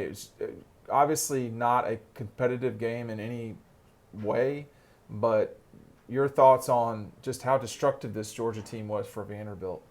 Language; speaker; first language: English; native; English